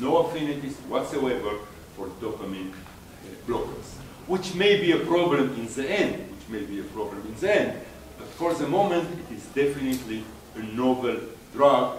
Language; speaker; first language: English; non-native, fluent; Romanian